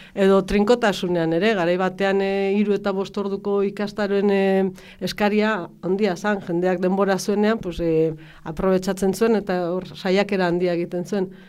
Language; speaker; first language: Basque; native; Basque